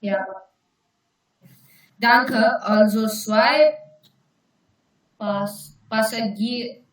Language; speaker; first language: German; non-native, learner; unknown